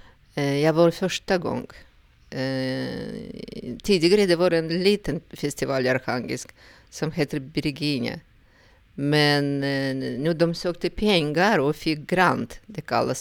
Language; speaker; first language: Swedish; non-native, fluent; Russian